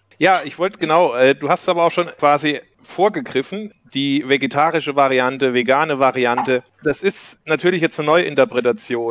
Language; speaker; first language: German; native; German